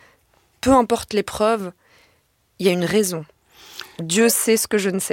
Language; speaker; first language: French; native; French